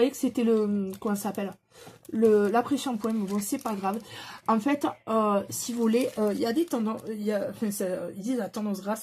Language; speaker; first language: French; native; French